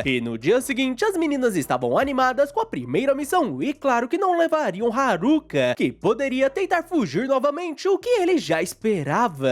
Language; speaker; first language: Portuguese; native; Portuguese